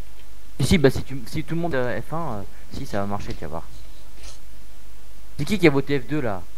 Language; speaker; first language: French; native; French